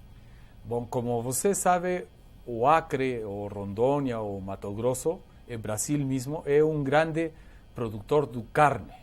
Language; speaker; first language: Portuguese; non-native, learner; Spanish